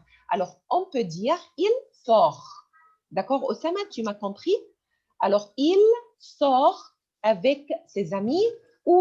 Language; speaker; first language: French; non-native, fluent; Arabic